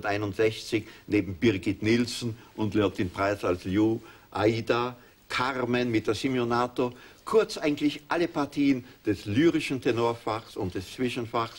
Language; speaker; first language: German; native; German